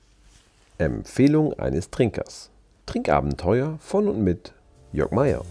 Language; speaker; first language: German; native; German